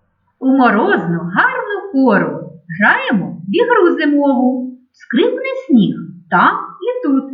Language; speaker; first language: Ukrainian; native; Ukrainian